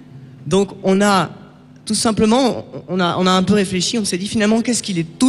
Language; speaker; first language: French; native; French